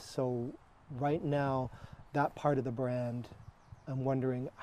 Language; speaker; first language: English; native; English